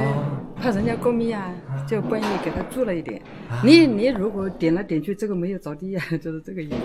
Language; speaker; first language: Chinese; native; Chinese